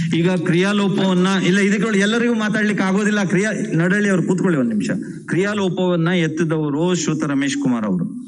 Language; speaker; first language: Kannada; native; Kannada